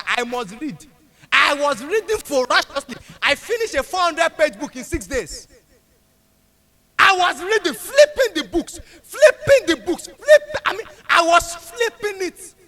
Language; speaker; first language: English; non-native, local second language; Yoruba